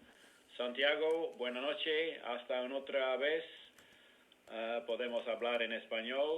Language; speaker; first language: Spanish; non-native, learner; Dutch